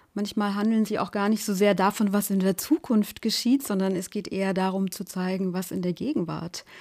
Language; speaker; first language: German; native; German